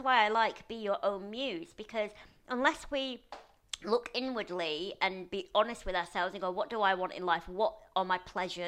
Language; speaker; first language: English; native; English